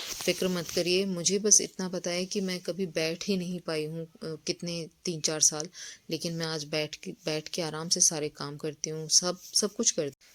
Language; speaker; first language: Hindi; native; Hindi